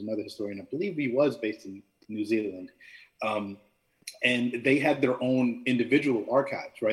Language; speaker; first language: English; native; English